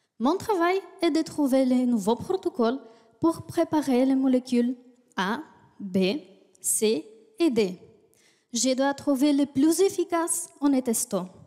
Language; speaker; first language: French; non-native, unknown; Bulgarian